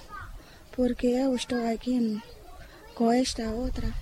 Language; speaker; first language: Portuguese; non-native, local second language; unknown